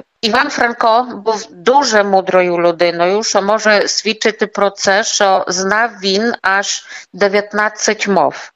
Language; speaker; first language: Ukrainian; early bilingual, heritage; Ukrainian